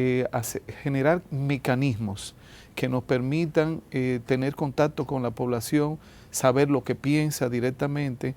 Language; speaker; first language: Spanish; native; Spanish